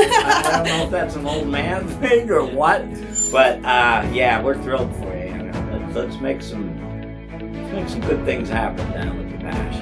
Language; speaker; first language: English; native; English